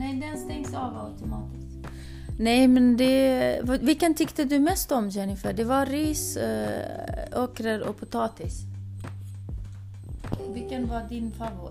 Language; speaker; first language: Swedish; early bilingual, other home language; Kurdish